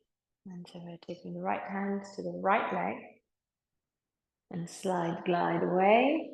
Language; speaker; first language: English; native; English